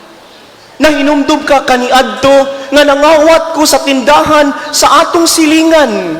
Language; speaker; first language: Cebuano; native; Cebuano